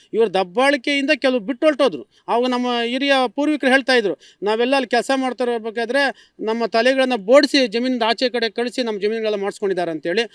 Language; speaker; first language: Kannada; native; Kannada